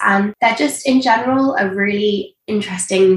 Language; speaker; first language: English; native; English